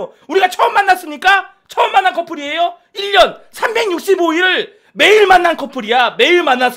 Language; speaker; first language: Korean; native; Korean